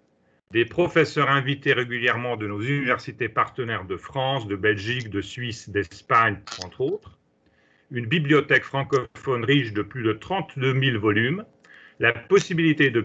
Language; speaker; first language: French; non-native, fluent; Hungarian